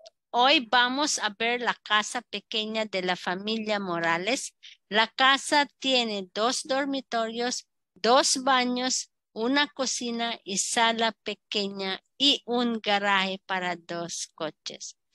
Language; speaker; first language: Spanish; non-native, fluent; Filipino